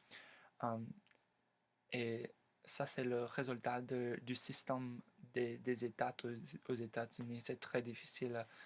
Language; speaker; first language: French; non-native, learner; English